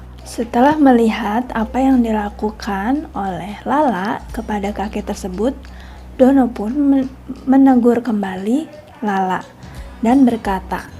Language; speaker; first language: Indonesian; native; Indonesian